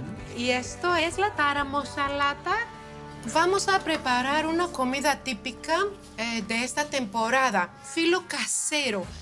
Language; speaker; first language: Spanish; non-native, fluent; Greek